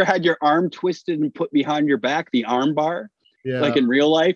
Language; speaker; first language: English; native; English